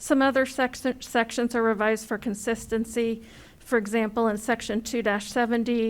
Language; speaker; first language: English; native; English